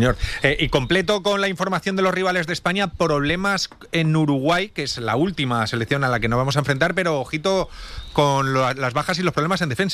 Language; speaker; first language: Spanish; native; Spanish